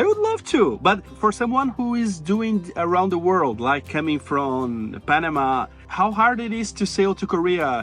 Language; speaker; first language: English; non-native, fluent; Portuguese